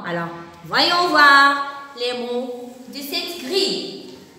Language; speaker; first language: French; non-native, local second language; Arabic